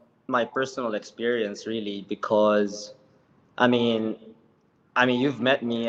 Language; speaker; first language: English; non-native, local second language; Filipino